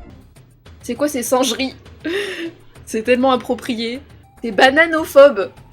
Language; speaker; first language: French; native; French